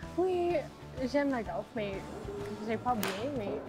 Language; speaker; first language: French; non-native, learner; English